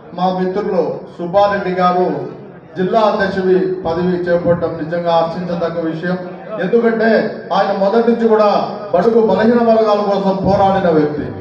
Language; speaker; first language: Telugu; native; Telugu